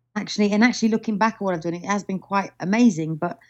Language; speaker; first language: English; native; English